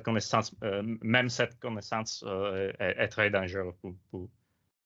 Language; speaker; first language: French; non-native, learner; Italian